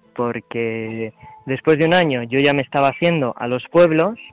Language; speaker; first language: Spanish; native; Spanish